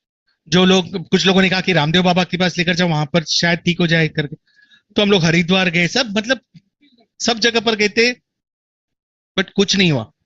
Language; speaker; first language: Hindi; native; Hindi